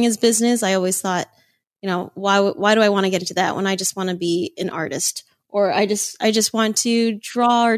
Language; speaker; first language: English; native; English